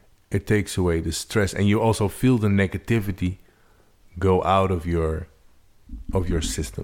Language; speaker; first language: English; non-native, fluent; Dutch